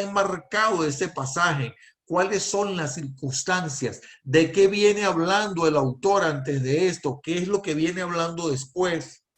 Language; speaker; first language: Spanish; native; Spanish